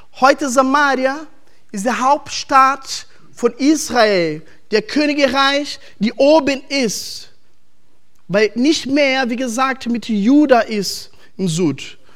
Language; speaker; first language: German; non-native, fluent; Portuguese